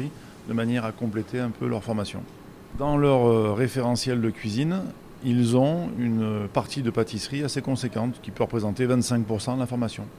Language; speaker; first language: French; native; French